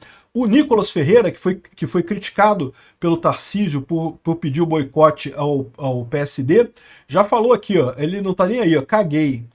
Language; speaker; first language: Portuguese; native; Portuguese